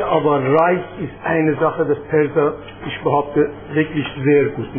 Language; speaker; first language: German; non-native, fluent; Persian